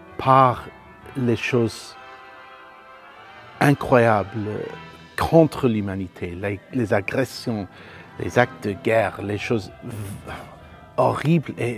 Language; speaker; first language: French; non-native, fluent; English